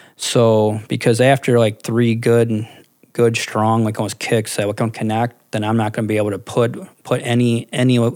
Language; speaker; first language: English; native; English